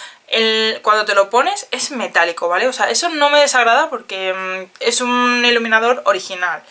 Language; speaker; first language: Spanish; native; Spanish